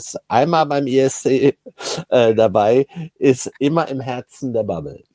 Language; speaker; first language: German; native; German